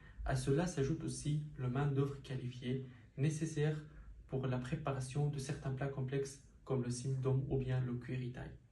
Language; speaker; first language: French; non-native, learner; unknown